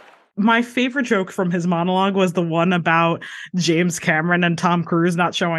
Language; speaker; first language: English; native; English